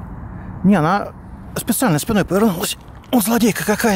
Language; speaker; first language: Russian; native; Russian